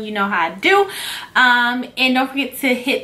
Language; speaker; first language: English; native; English